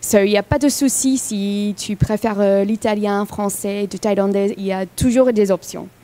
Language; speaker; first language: French; non-native, fluent; English